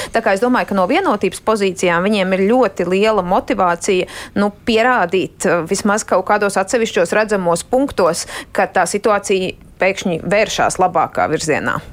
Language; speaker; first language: Latvian; non-native, local second language; Russian